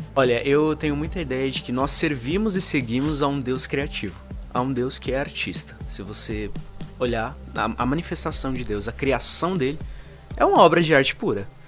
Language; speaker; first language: Portuguese; native; Portuguese